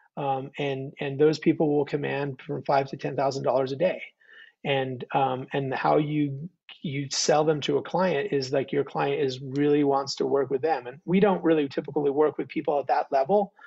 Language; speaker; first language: English; native; English